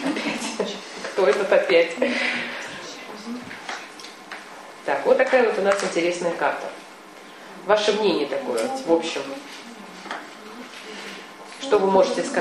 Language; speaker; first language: Russian; native; Russian